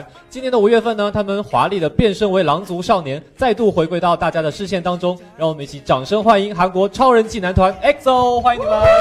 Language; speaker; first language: Chinese; native; Chinese